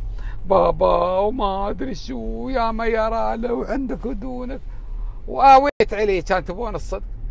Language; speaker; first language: Arabic; native; Arabic